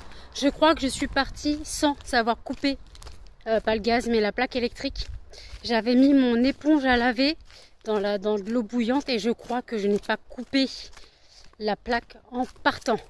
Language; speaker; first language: French; native; French